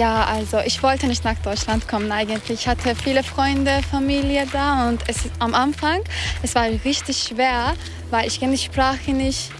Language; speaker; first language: German; non-native, fluent; Turkish